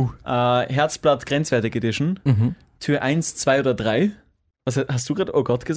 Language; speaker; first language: German; native; German